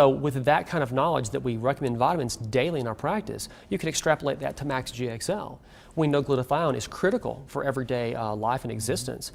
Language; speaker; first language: English; native; English